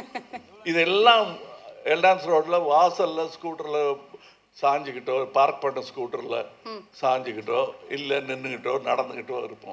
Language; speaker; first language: Tamil; native; Tamil